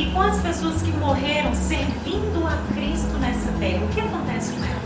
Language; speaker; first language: Portuguese; native; Portuguese